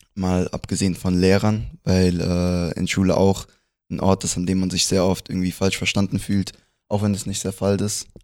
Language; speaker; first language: German; early bilingual, other home language; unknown